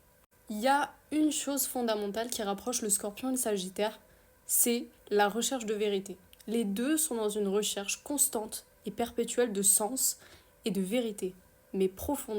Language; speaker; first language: French; native; French